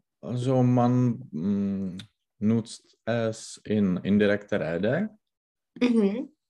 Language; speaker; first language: German; non-native, learner; Czech